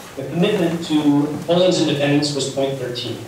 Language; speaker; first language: English; native; English